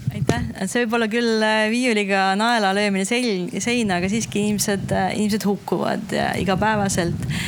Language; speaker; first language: Estonian; native; Estonian